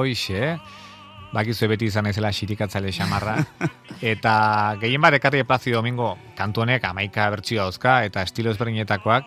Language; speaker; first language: Basque; native; Basque